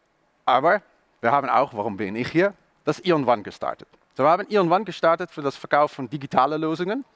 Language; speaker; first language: German; non-native, learner; Dutch